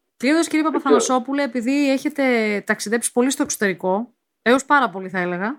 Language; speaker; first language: Greek; native; Greek